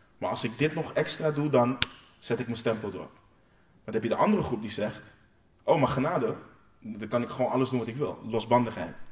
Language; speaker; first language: Dutch; non-native, local second language; Papiamento